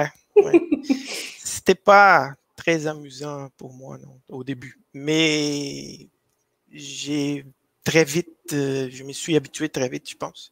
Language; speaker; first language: French; non-native, fluent; Portuguese